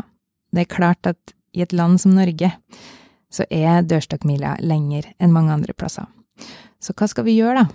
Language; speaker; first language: Norwegian; native; Norwegian